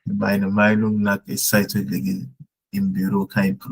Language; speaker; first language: German; non-native, fluent; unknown